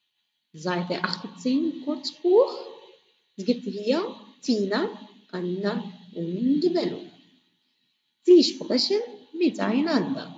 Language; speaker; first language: German; non-native, fluent; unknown